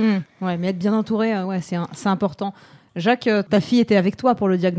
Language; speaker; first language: French; native; French